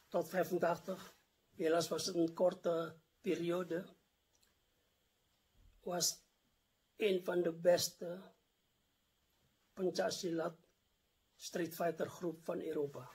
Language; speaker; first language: Dutch; non-native, fluent; Indonesian